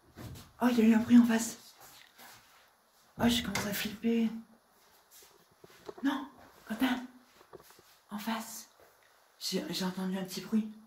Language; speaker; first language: French; native; French